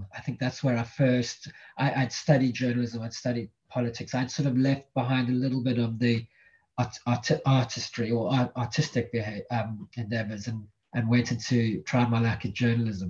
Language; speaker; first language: English; native; English